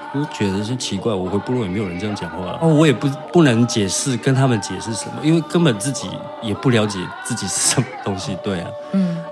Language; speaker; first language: Chinese; native; Chinese